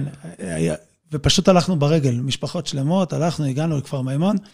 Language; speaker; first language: Hebrew; native; Hebrew